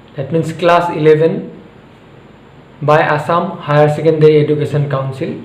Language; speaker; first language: English; non-native, local second language; Assamese